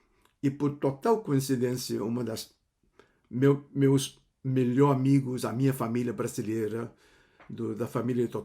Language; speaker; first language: Portuguese; non-native, fluent; Cantonese